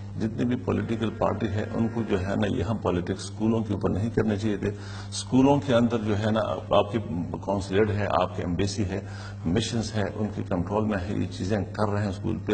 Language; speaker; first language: Urdu; non-native, local second language; Pashto